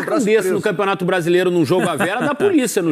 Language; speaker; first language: Portuguese; native; Portuguese